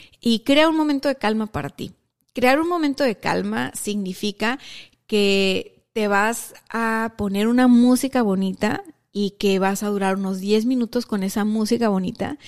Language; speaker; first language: Spanish; native; Spanish